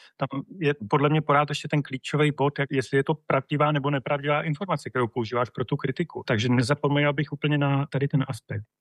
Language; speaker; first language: Czech; native; Czech